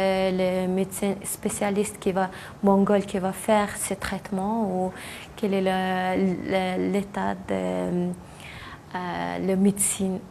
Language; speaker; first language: French; non-native, learner; Mongolian